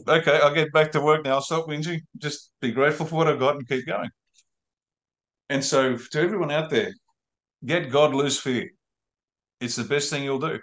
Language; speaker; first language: English; native; English